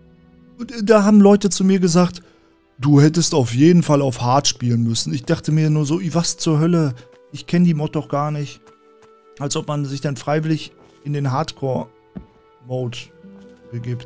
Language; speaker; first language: German; native; German